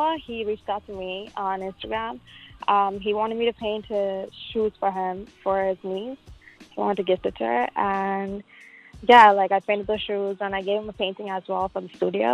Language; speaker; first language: English; non-native, local second language; Tamil